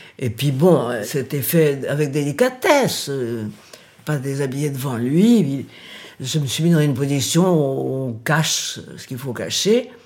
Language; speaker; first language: French; early bilingual, other home language; Portuguese